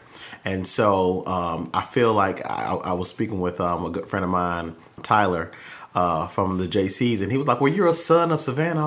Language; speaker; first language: English; native; English